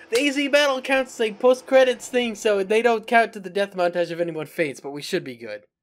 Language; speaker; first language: English; native; English